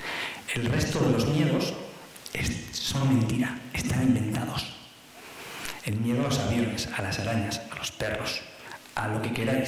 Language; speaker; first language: Spanish; native; Spanish